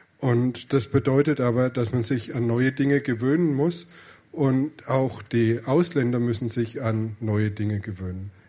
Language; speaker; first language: German; native; German